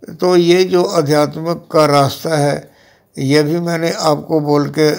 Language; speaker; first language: Hindi; non-native, local second language; Punjabi